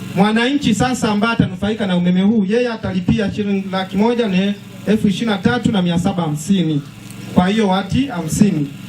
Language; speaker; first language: Swahili; native; Swahili